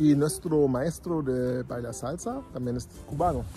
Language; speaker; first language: Spanish; non-native, learner; German